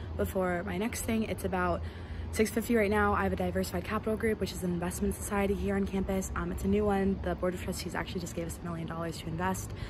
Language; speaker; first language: English; native; English